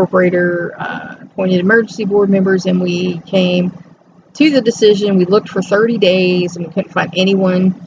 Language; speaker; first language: English; native; English